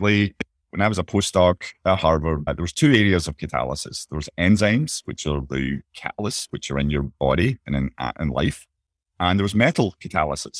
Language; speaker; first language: English; native; English